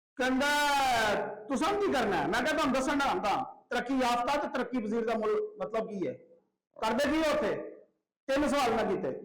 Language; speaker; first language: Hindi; non-native, local second language; Punjabi